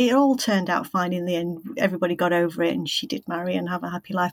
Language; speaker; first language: English; native; English